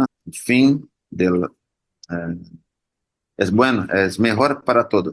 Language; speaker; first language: Spanish; non-native, learner; Portuguese